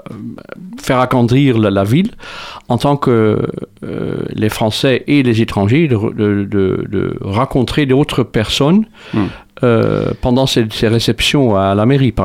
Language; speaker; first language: French; non-native, fluent; Dutch